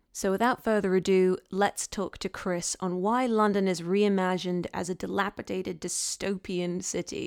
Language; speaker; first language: English; non-native, local second language; Cantonese